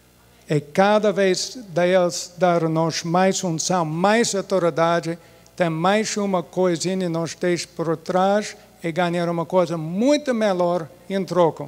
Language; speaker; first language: Portuguese; non-native, fluent; English